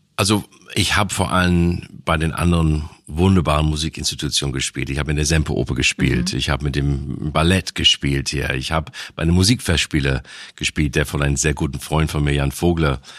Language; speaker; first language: German; non-native, fluent; English